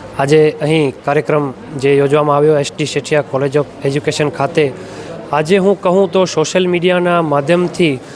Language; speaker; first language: Gujarati; non-native, local second language; Kachhi